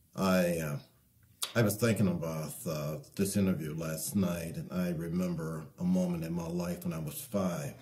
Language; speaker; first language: English; native; English